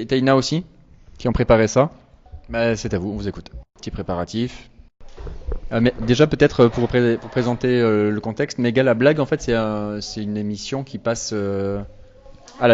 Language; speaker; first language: French; native; French